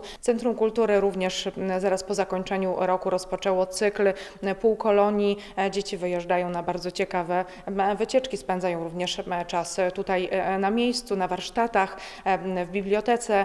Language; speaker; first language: Polish; native; Polish